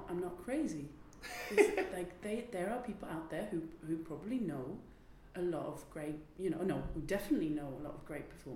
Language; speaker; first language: English; non-native, fluent; Dutch